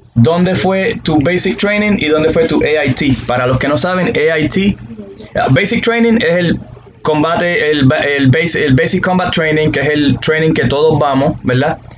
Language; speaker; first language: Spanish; native; Spanish